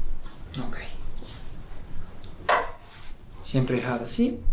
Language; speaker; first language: Spanish; non-native, fluent; Italian